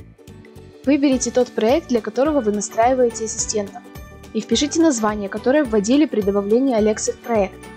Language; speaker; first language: Russian; native; Russian